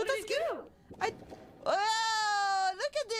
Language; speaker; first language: English; non-native, fluent; Italian